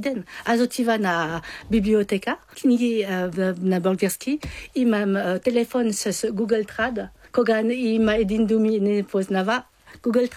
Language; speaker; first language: Bulgarian; non-native, learner; French